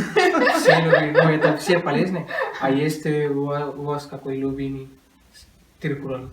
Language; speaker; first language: Russian; non-native, learner; Tamil